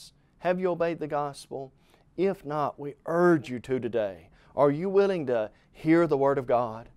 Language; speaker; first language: English; native; English